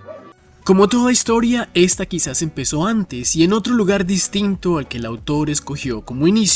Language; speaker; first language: Spanish; native; Spanish